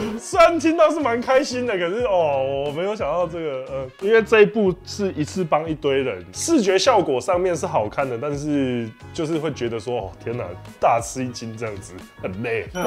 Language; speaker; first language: Chinese; native; Chinese